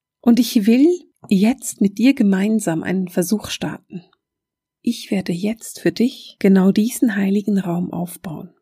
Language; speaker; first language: German; native; German